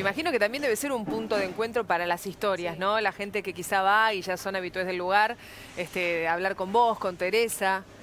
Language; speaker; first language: Spanish; native; Spanish